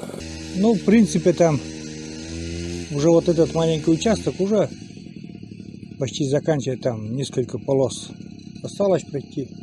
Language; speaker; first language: Russian; native; Russian